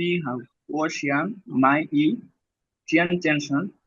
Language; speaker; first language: Chinese; non-native, learner; Bangla